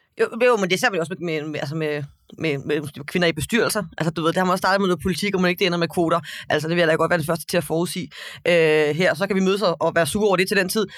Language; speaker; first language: Danish; native; Danish